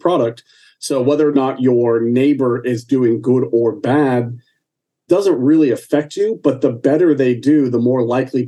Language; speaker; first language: English; native; English